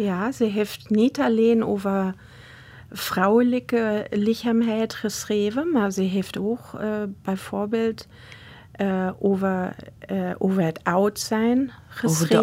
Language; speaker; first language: Dutch; non-native, fluent; German